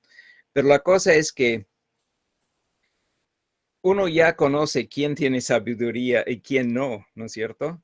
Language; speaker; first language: Spanish; non-native, fluent; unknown